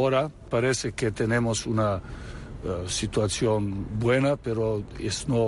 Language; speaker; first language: Spanish; non-native, learner; Serbian